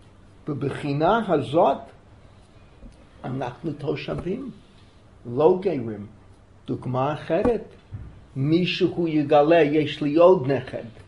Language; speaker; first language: Hebrew; non-native, fluent; English